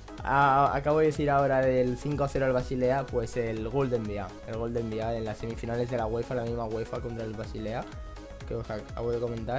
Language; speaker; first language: Spanish; native; Spanish